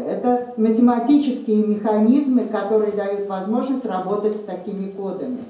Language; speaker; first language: Russian; native; Russian